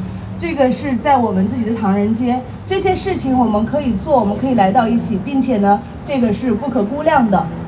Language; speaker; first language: Chinese; early bilingual, other home language; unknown